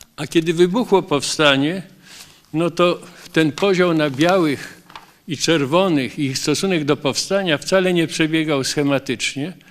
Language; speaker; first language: Polish; native; Polish